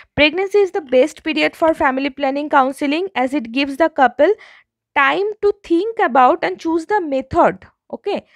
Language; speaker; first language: English; non-native, local second language; Bangla